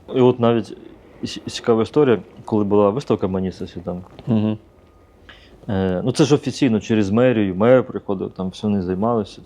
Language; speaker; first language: Ukrainian; native; Ukrainian